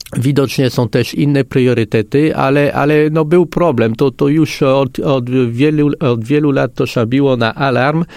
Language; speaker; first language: Polish; non-native, fluent; French